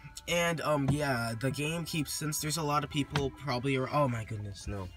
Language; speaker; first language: English; native; English